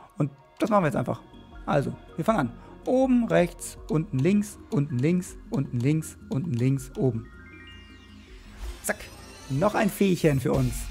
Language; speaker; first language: German; native; German